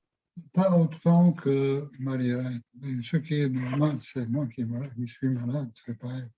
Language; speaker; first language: French; non-native, fluent; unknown